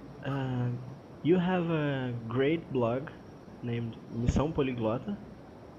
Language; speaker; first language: English; non-native, fluent; Portuguese